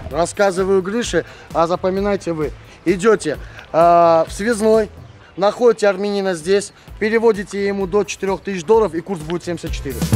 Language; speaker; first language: Russian; non-native, local second language; Armenian